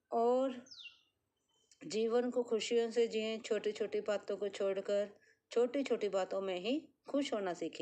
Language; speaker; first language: Hindi; native; Hindi